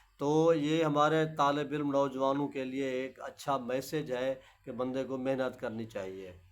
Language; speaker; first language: Urdu; non-native, local second language; Saraiki